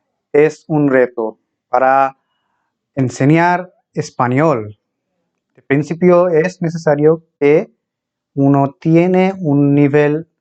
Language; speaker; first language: Spanish; non-native, fluent; Bangla